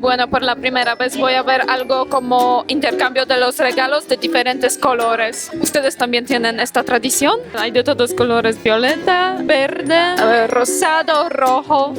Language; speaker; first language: Spanish; non-native, fluent; Polish